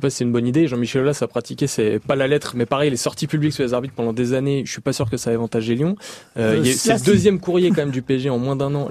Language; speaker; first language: French; native; French